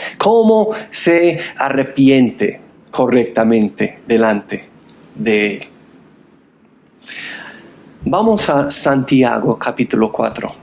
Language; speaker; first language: Spanish; non-native, fluent; English